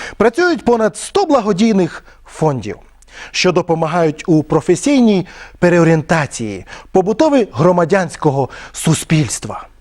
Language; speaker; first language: Ukrainian; non-native, local second language; Romany